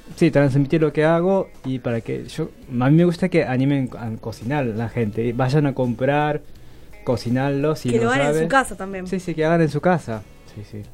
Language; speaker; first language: Spanish; non-native, learner; Japanese